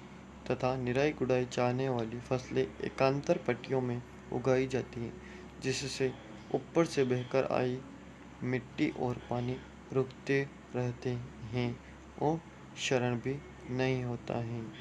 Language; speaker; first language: Hindi; native; Hindi